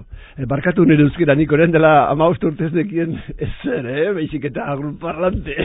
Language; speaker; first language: Basque; non-native, local second language; Spanish